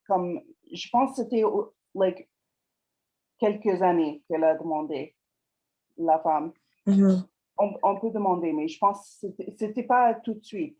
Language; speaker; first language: French; non-native, fluent; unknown